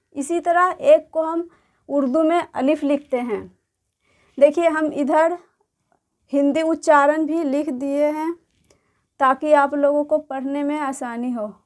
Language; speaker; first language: Hindi; native; Hindi